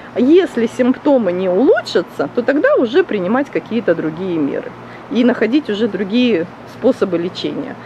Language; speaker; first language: Russian; native; Russian